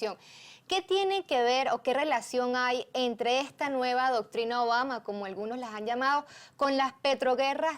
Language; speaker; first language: Spanish; native; Spanish